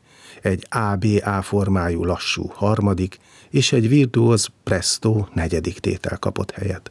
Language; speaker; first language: Hungarian; native; Hungarian